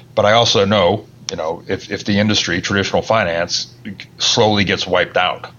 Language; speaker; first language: English; native; English